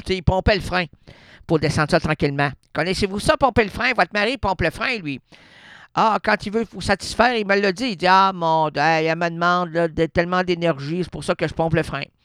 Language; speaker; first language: French; native; French